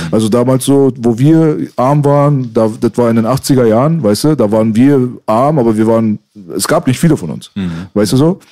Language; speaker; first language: German; early bilingual, other home language; Persian